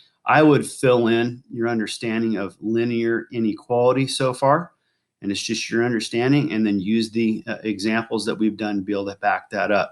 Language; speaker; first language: English; native; English